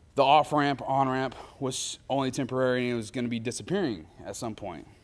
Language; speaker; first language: English; native; English